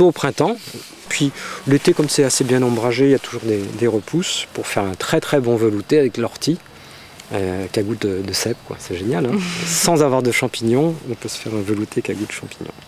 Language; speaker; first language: French; native; French